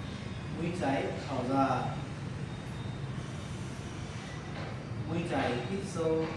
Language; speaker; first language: Vietnamese; non-native, learner; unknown